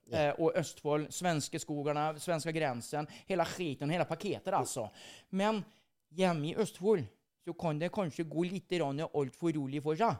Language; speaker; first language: Norwegian; native; Norwegian